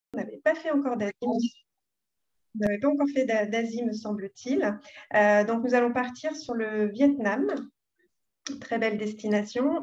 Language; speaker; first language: French; native; French